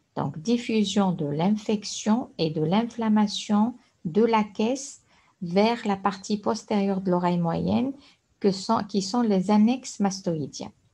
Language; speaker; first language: French; non-native, local second language; Arabic